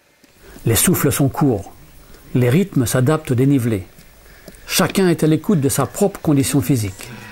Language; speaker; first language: French; native; French